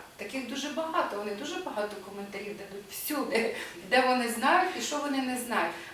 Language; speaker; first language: Ukrainian; native; Ukrainian